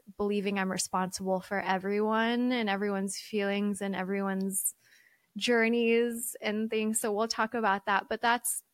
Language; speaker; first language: English; early bilingual, other home language; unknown